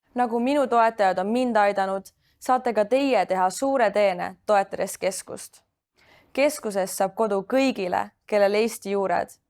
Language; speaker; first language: Estonian; native; Estonian